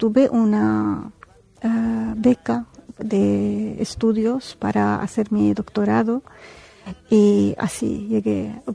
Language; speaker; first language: Spanish; non-native, fluent; Arabic